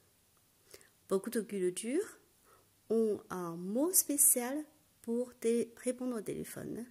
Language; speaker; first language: French; non-native, fluent; Chinese